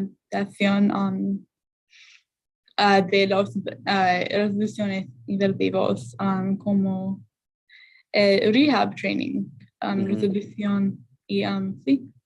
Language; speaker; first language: Spanish; non-native, learner; English